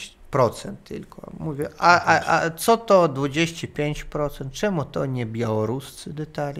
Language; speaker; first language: Polish; non-native, learner; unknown